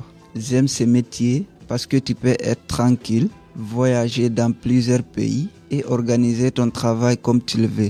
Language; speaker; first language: French; non-native, learner; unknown